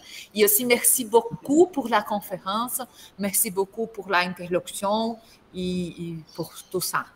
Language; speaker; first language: French; non-native, learner; Portuguese